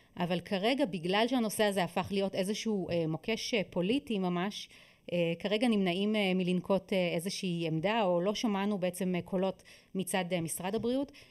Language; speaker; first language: Hebrew; native; Hebrew